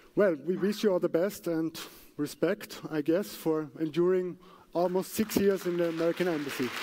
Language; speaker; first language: English; non-native, fluent; German